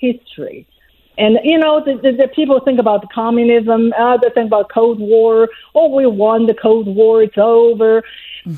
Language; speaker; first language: English; non-native, fluent; Chinese